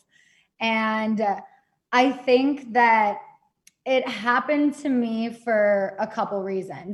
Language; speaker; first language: English; native; English